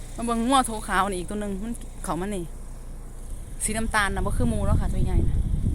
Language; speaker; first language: Thai; native; Thai